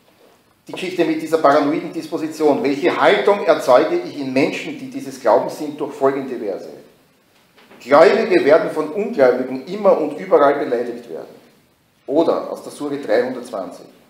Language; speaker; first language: German; native; German